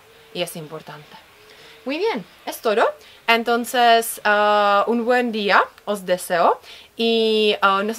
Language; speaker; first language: Spanish; non-native, fluent; Czech